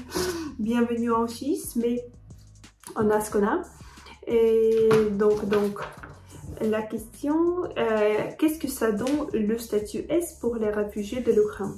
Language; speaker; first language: French; non-native, fluent; Ukrainian